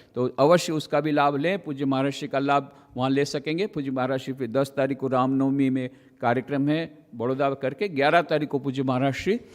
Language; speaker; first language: Hindi; non-native, local second language; Gujarati